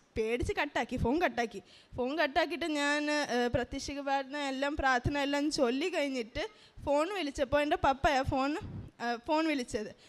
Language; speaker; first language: Malayalam; early bilingual, heritage; Malayalam